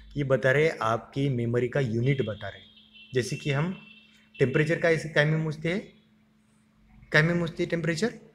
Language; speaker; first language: Hindi; non-native, local second language; Marathi